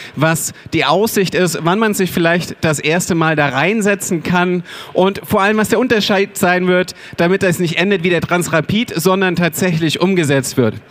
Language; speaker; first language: German; native; German